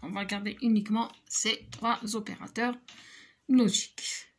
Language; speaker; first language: French; non-native, local second language; Arabic